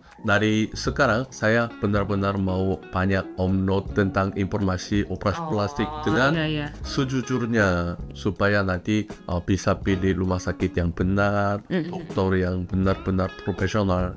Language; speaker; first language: Indonesian; non-native, fluent; Korean